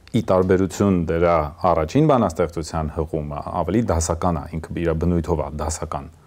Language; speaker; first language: Armenian; native; Armenian